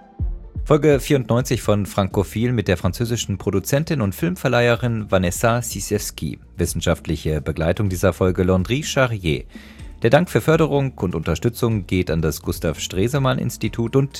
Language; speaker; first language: German; native; German